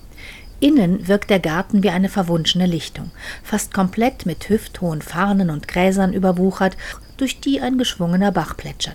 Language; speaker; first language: German; native; German